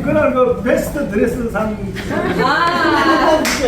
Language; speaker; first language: Korean; native; Korean